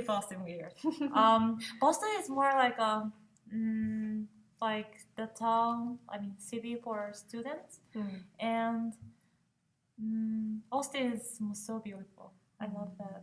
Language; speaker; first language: English; non-native, fluent; Japanese